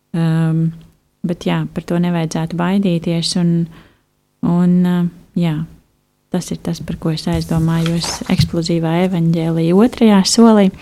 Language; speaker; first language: Latvian; native; Latvian